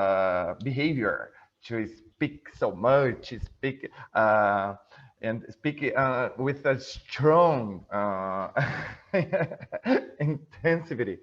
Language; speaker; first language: English; non-native, fluent; Portuguese